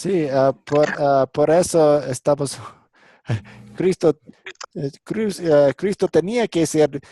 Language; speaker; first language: Spanish; non-native, fluent; English